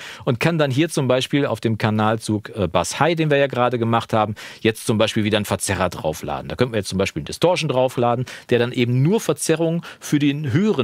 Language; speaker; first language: German; native; German